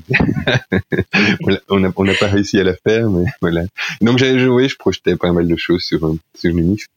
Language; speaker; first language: French; native; French